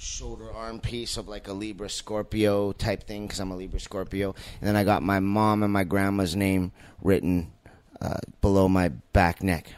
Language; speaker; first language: English; native; English